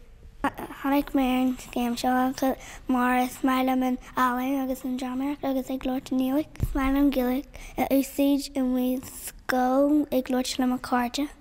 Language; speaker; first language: Irish; non-native, learner; English